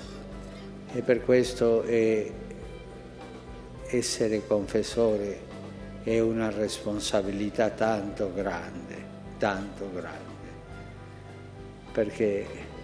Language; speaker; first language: Italian; early bilingual, heritage; Spanish